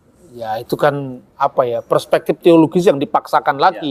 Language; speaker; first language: Indonesian; native; Indonesian